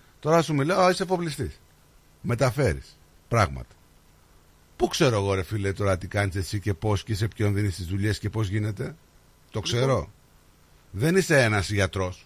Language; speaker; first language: Greek; native; Greek